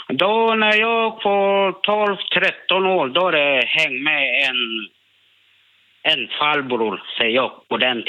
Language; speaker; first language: Swedish; non-native, learner; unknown